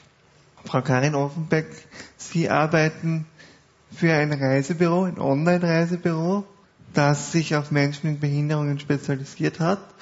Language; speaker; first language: German; native; German